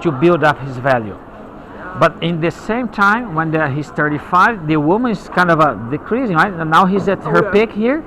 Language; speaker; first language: English; non-native, fluent; Portuguese